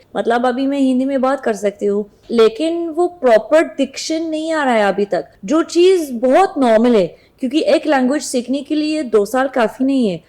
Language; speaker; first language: Hindi; non-native, learner; Arabic